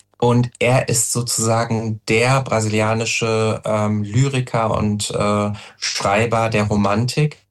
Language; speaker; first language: German; native; German